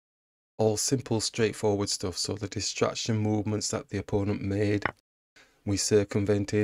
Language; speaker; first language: English; native; English